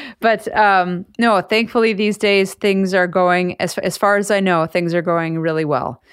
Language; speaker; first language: English; native; English